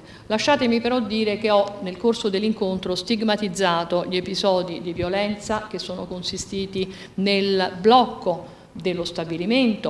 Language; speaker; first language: Italian; native; Italian